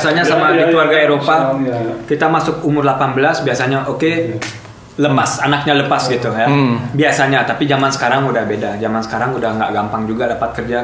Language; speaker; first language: Indonesian; early bilingual, heritage; German